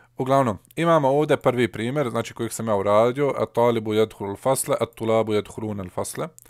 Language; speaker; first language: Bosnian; early bilingual, heritage; Bosnian